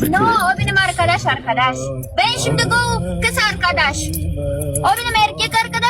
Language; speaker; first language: Turkish; non-native, learner; Russian